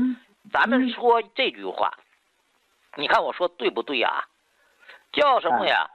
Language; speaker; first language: Chinese; native; Chinese